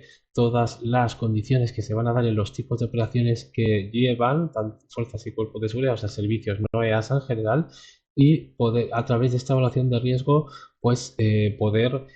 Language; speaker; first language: Spanish; native; Spanish